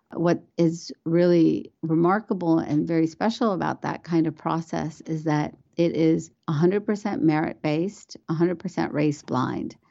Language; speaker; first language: English; early bilingual, other home language; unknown